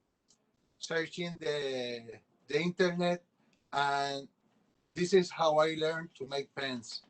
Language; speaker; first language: English; non-native, local second language; Spanish